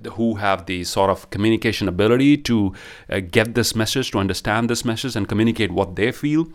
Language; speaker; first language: English; non-native, local second language; Punjabi